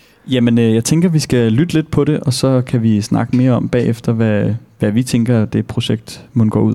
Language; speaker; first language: Danish; native; Danish